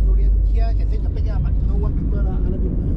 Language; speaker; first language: English; non-native, local second language; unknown